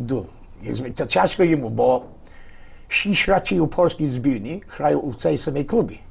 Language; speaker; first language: Polish; non-native, learner; Ukrainian